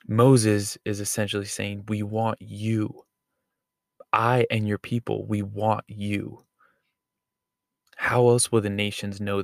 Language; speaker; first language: English; native; English